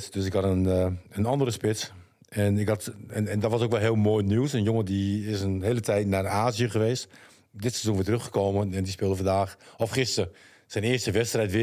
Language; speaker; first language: Dutch; native; Dutch